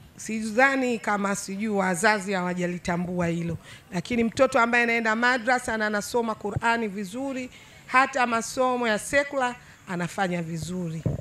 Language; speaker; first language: Swahili; native; Swahili